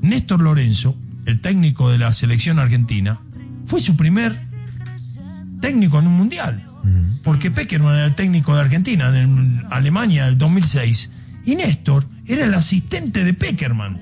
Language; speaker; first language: Spanish; native; Spanish